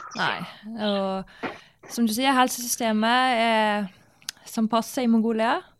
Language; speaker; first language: Norwegian; native; Norwegian